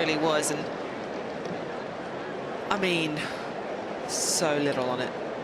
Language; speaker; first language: English; native; English